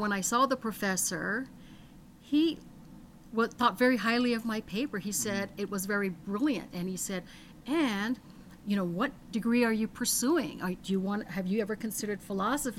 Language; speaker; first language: English; native; English